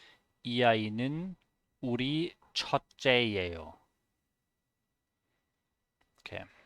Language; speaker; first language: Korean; non-native, learner; German